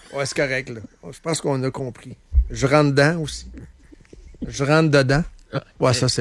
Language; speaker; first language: French; native; French